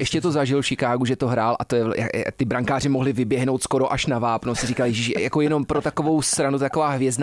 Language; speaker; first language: Czech; early bilingual, heritage; Czech